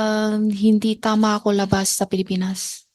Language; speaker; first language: Filipino; non-native, learner; Chinese